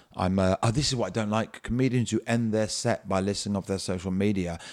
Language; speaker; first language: English; native; English